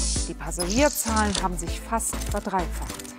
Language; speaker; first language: German; native; German